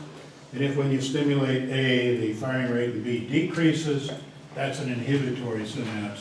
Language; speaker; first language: English; native; English